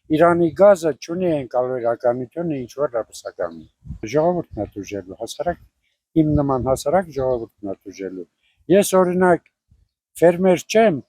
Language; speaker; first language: Armenian; native; Armenian